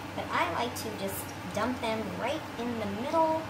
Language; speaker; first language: English; native; English